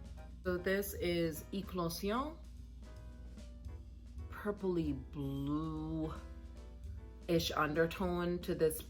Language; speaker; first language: English; native; English